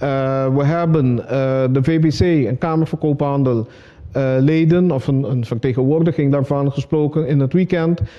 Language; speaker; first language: Dutch; non-native, local second language; Papiamento